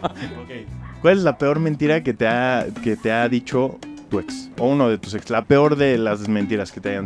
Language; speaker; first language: Spanish; native; Spanish